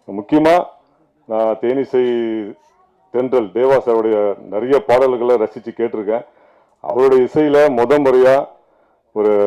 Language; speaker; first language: Tamil; native; Tamil